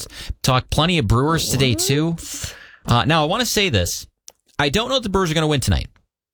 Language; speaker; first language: English; native; English